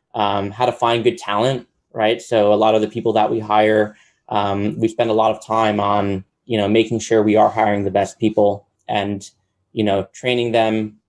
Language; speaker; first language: English; native; English